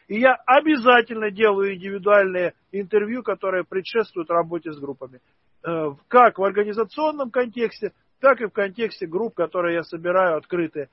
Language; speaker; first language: Russian; native; Russian